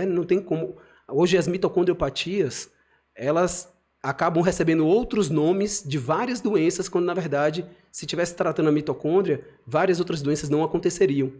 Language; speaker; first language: Portuguese; native; Portuguese